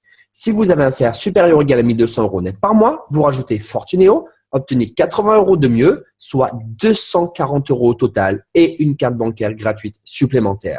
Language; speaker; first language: French; native; French